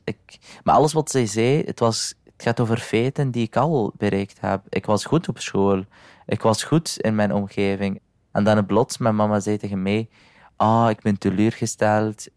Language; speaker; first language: Dutch; non-native, fluent; Arabic